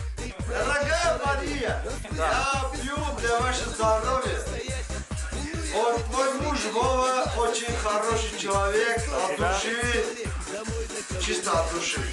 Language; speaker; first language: Russian; non-native, fluent; Armenian